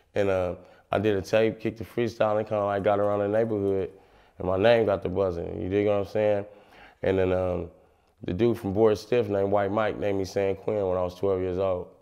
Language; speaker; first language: English; native; English